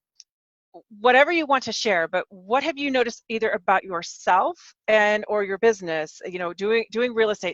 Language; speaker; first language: English; native; English